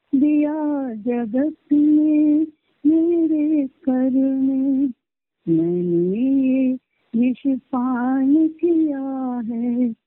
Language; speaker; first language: Hindi; non-native, local second language; Marathi